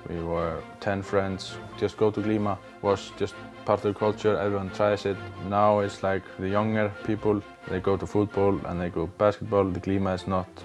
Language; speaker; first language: English; non-native, learner; Icelandic